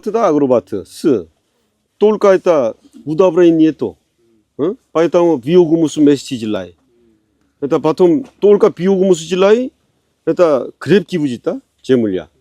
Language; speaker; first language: Russian; non-native, learner; Korean